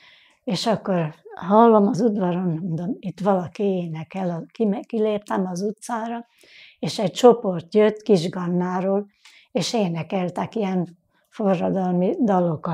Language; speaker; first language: Hungarian; native; Hungarian